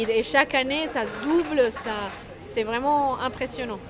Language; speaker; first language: French; non-native, fluent; Spanish